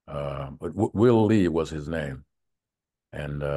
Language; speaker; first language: English; native; English